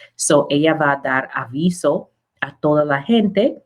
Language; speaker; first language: Spanish; non-native, learner; English